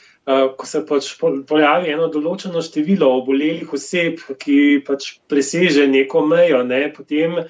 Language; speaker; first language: Slovenian; native; Slovenian